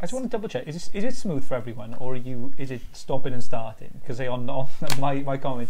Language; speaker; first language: English; native; English